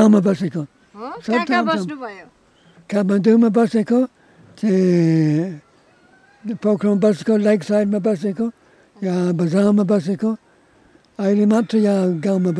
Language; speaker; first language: Nepali; non-native, learner; English